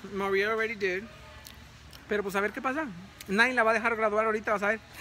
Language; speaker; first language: Spanish; early bilingual, heritage; Spanish